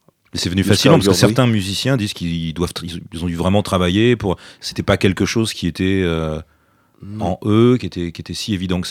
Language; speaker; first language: French; native; French